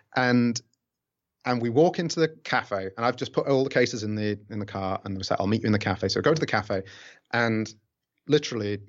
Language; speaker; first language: English; native; English